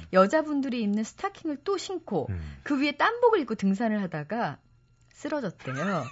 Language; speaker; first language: Korean; native; Korean